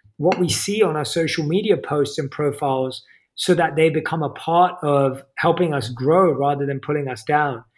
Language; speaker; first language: English; native; English